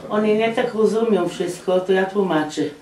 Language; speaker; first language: Polish; early bilingual, heritage; Polish